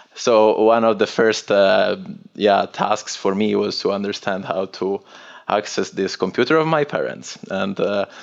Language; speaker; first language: English; non-native, fluent; Italian